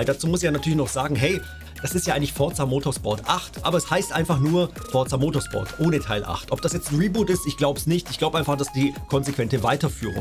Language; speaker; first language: German; native; German